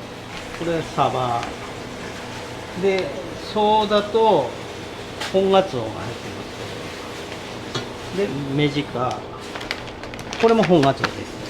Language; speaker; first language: Japanese; native; Japanese